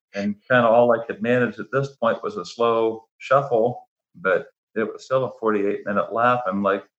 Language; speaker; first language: English; native; English